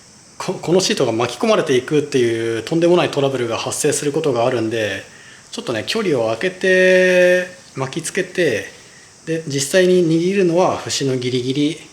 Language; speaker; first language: Japanese; native; Japanese